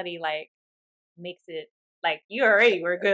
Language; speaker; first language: English; native; English